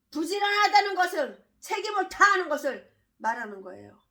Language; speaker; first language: Korean; native; Korean